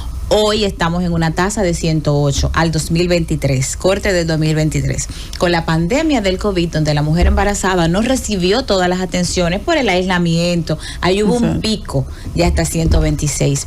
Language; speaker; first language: Spanish; native; Spanish